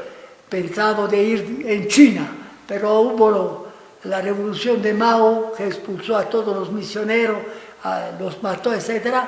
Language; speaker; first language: Spanish; non-native, fluent; Italian